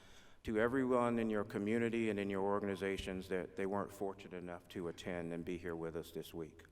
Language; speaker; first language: English; native; English